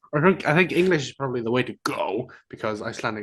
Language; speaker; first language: English; non-native, fluent; Icelandic